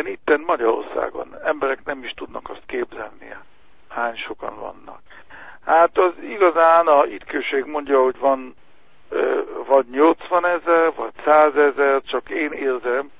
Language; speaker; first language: Hungarian; early bilingual, heritage; Hungarian